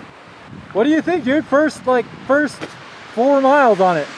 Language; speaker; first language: English; native; English